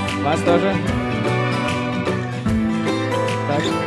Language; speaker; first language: Russian; early bilingual, heritage; Russian